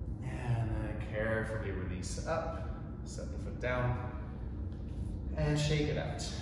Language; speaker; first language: English; native; English